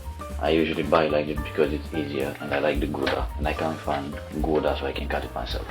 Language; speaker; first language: English; non-native, fluent; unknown